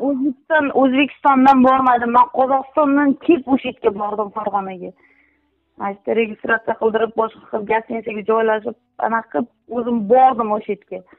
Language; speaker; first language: Uzbek; early bilingual, heritage; Uzbek